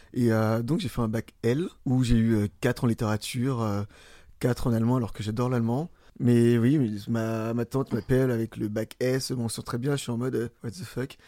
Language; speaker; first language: French; early bilingual, other home language; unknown